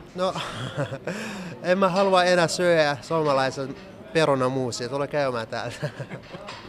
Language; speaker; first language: Finnish; non-native, learner; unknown